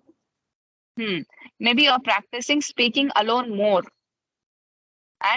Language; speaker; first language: English; non-native, fluent; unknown